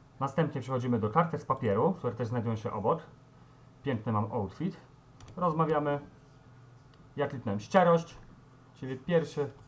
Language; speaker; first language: Polish; native; Polish